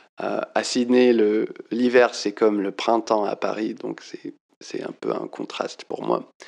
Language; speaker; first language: French; non-native, fluent; English